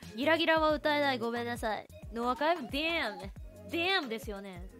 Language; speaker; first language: Japanese; native; Japanese